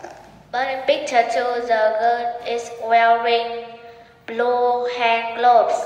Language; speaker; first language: English; non-native, learner; Vietnamese